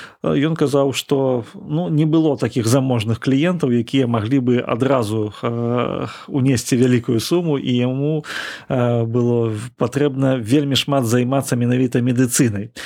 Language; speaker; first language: Belarusian; non-native, local second language; Russian